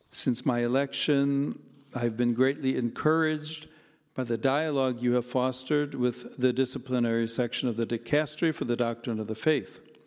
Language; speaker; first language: English; native; English